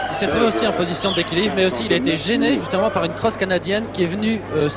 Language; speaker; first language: French; native; French